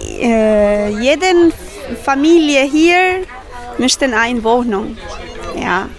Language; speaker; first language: German; non-native, learner; Albanian